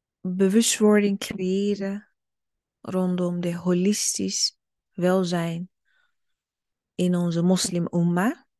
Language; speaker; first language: Dutch; early bilingual, other home language; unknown